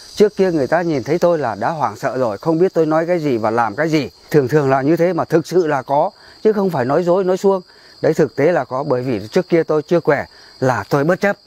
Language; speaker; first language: Vietnamese; non-native, local second language; Tày